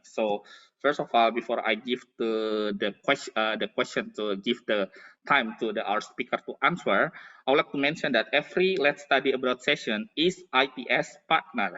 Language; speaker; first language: English; non-native, fluent; Indonesian